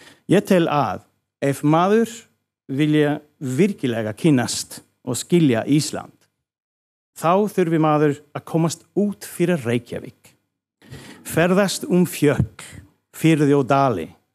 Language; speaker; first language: Icelandic; non-native, learner; English